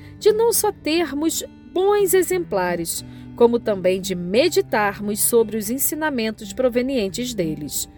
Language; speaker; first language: Portuguese; native; Portuguese